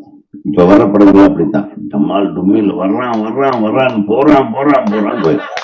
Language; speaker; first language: Tamil; native; Tamil